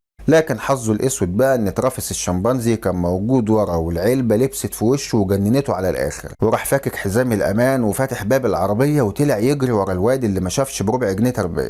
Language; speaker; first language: Arabic; native; Arabic